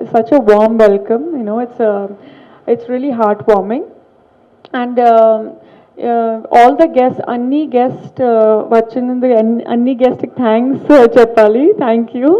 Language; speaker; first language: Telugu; non-native, learner; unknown